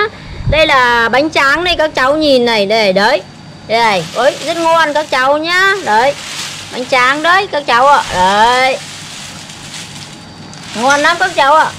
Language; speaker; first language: Vietnamese; native; Vietnamese